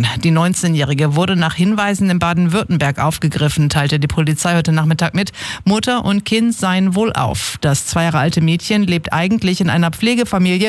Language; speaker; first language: German; native; German